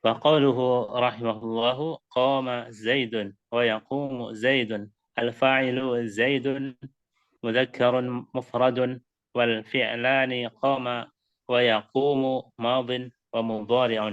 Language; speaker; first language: Arabic; non-native, learner; Indonesian